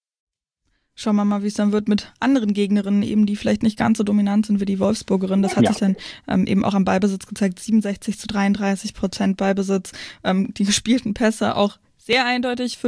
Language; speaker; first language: German; native; German